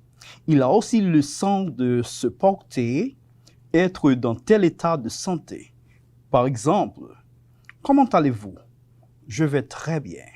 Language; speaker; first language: French; non-native, fluent; Spanish